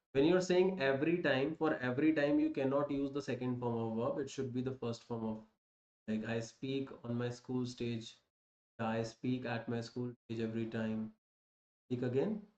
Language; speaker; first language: English; non-native, local second language; Hindi